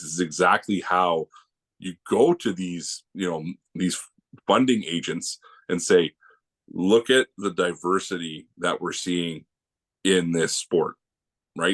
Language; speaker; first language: English; native; English